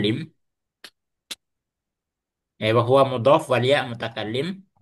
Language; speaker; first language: Arabic; non-native, fluent; Indonesian